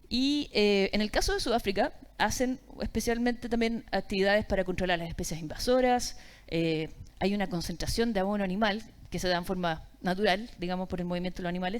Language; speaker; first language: Spanish; native; Spanish